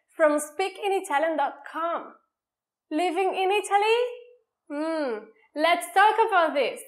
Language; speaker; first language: English; non-native, fluent; Italian